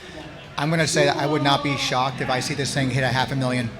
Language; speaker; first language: English; native; English